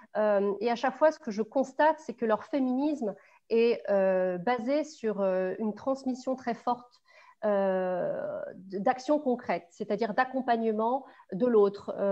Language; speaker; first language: French; native; French